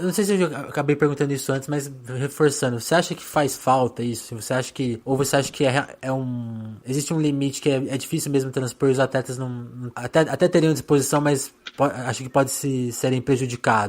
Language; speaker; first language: Portuguese; native; Portuguese